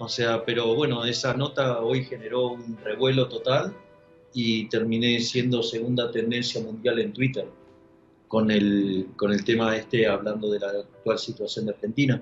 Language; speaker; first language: Spanish; native; Spanish